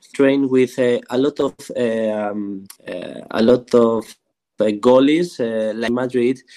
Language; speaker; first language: English; non-native, learner; Spanish